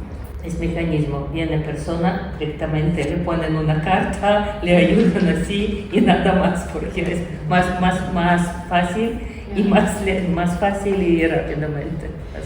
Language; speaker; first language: Spanish; non-native, learner; Ukrainian